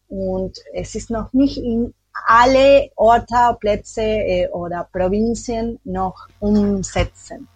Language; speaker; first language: German; non-native, learner; Spanish